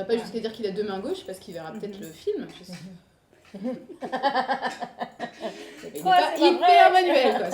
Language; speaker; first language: French; native; French